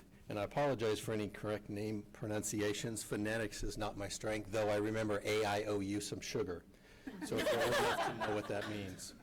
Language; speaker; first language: English; native; English